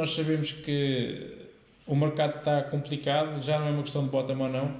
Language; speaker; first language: Portuguese; native; Portuguese